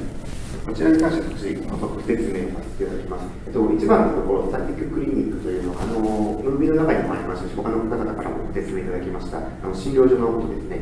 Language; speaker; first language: Japanese; native; Japanese